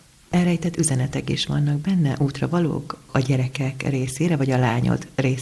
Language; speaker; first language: Hungarian; native; Hungarian